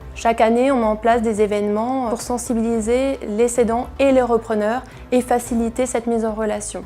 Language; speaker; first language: French; native; French